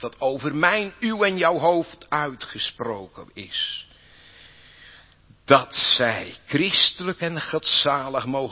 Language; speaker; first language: Dutch; native; Dutch